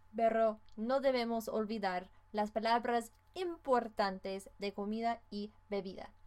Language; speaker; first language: Spanish; non-native, fluent; English